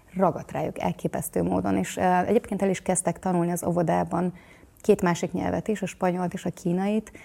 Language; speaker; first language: Hungarian; native; Hungarian